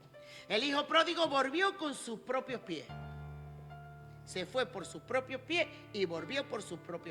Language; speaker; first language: Spanish; native; Spanish